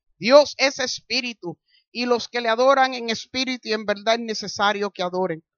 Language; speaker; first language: Spanish; early bilingual, heritage; Spanish